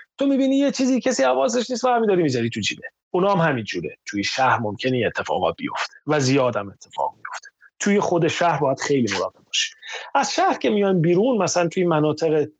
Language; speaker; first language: Persian; native; Persian